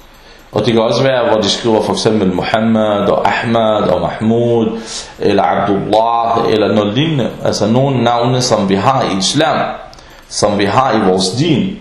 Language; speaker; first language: Danish; non-native, fluent; Arabic